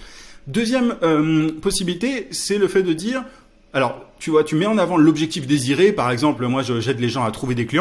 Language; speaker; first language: French; native; French